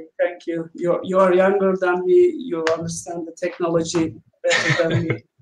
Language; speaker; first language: English; non-native, learner; Turkish